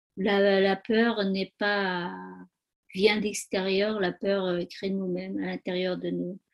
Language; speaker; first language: French; non-native, learner; Tibetan